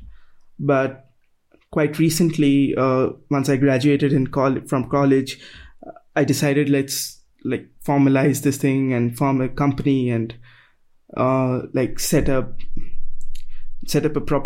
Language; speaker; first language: English; non-native, local second language; Hindi